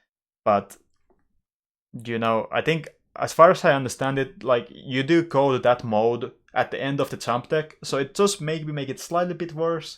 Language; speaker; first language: English; non-native, fluent; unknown